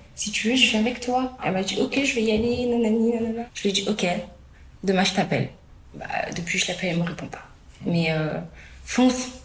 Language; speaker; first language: French; early bilingual, other home language; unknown